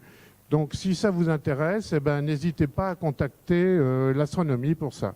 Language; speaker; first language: French; native; French